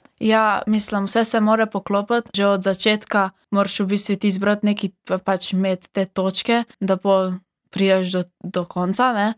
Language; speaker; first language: Slovenian; native; Slovenian